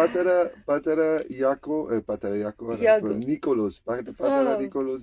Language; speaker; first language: Georgian; non-native, learner; German